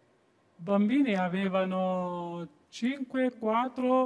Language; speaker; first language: Italian; non-native, learner; Albanian